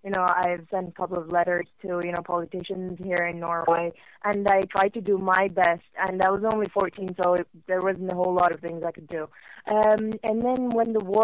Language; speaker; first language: English; non-native, fluent; Norwegian